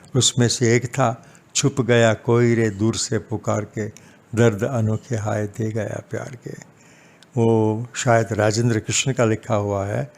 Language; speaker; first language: Hindi; non-native, local second language; Gujarati